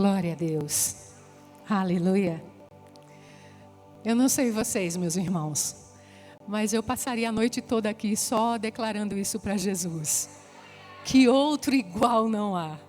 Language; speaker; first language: Portuguese; native; Portuguese